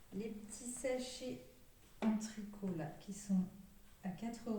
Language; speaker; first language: French; native; French